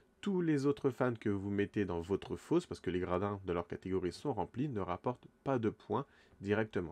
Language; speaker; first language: French; native; French